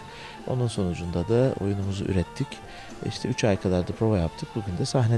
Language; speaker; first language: Turkish; native; Turkish